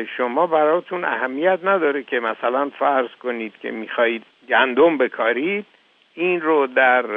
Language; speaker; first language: Persian; native; Persian